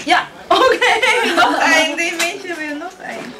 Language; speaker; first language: Dutch; non-native, learner; Chinese